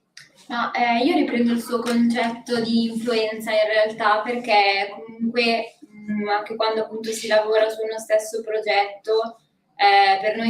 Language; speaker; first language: Italian; native; Italian